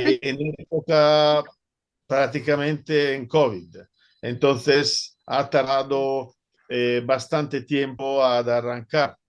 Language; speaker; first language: Spanish; non-native, fluent; Italian